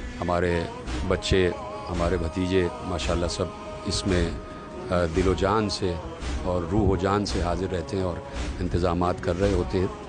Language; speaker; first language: Urdu; native; Urdu